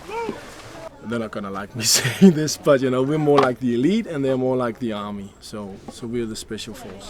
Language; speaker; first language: English; non-native, fluent; Danish